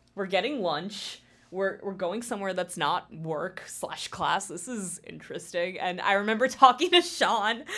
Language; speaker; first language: English; native; English